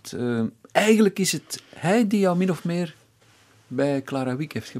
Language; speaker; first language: Dutch; native; Dutch